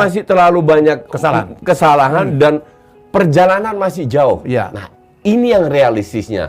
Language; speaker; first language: Indonesian; native; Indonesian